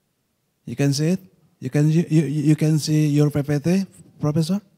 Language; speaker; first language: English; non-native, local second language; Indonesian